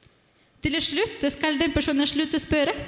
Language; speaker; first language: Norwegian; non-native, fluent; Spanish